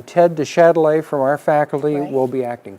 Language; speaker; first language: English; native; English